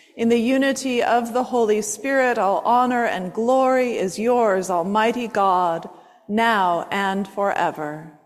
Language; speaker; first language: English; native; English